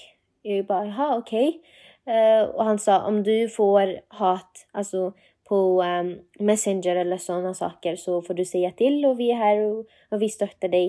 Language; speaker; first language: Swedish; non-native, fluent; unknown